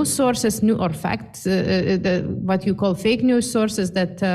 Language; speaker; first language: English; non-native, fluent; Lithuanian